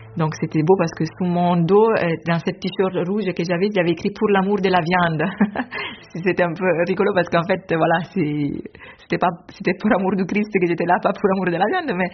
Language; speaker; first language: French; non-native, fluent; Italian